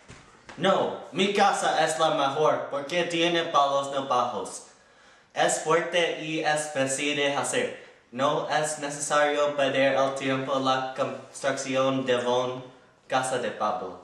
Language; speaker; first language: Spanish; non-native, learner; English